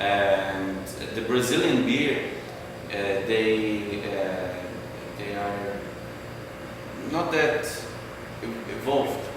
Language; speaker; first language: English; non-native, fluent; German